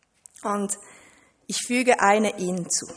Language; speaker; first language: German; non-native, fluent; French